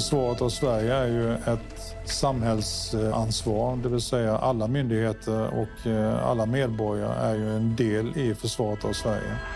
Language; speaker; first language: Swedish; native; Swedish